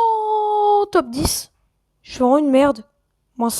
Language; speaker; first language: French; native; French